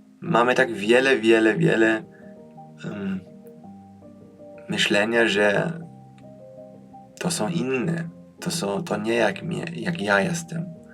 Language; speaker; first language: Polish; early bilingual, heritage; Polish